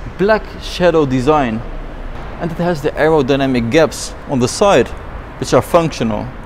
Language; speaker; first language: English; non-native, fluent; Dutch